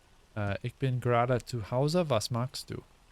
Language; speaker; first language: German; non-native, learner; English